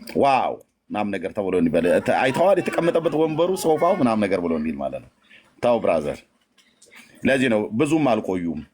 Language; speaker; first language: Amharic; native; Amharic